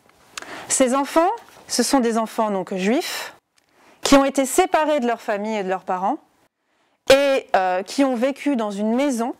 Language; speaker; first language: French; native; French